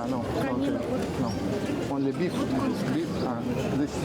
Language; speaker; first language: English; non-native, learner; Russian